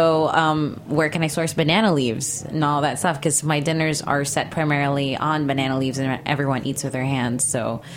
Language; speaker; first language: English; non-native, local second language; Filipino